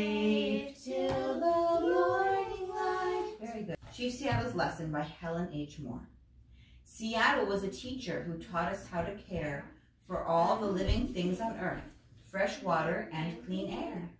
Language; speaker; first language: English; native; English